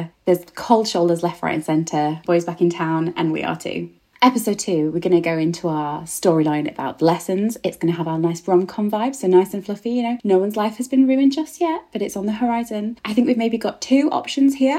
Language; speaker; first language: English; native; English